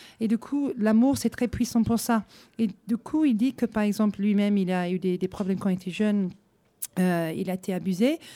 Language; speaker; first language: French; non-native, fluent; English